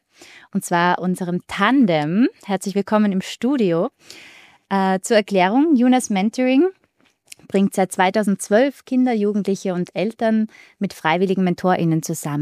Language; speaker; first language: German; native; German